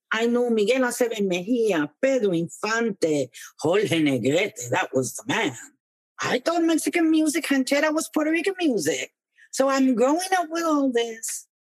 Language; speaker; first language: English; early bilingual, other home language; Spanish